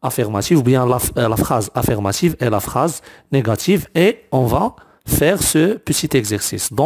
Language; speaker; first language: French; non-native, local second language; Arabic